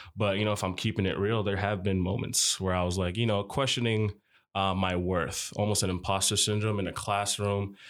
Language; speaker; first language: English; early bilingual, other home language; Arabic